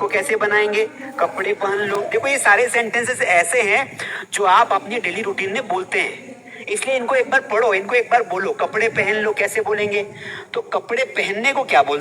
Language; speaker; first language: Hindi; native; Hindi